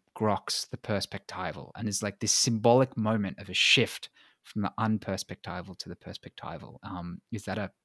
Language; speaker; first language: English; native; English